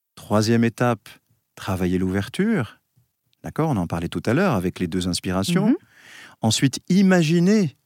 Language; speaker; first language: French; native; French